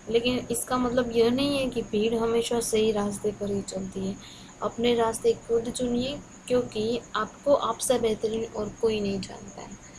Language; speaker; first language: Hindi; non-native, local second language; Gujarati